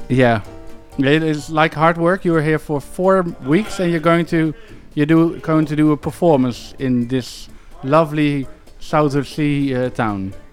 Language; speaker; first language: English; non-native, fluent; Dutch